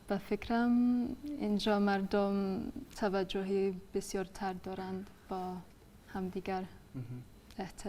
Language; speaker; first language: Persian; non-native, fluent; English